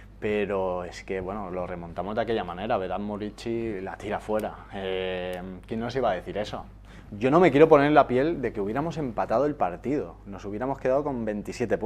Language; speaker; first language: Spanish; native; Spanish